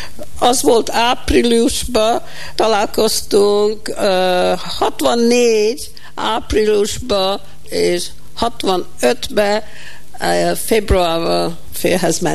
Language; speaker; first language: Hungarian; early bilingual, heritage; Hungarian